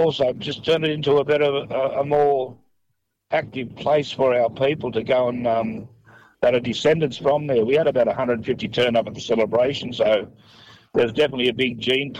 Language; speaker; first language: English; native; English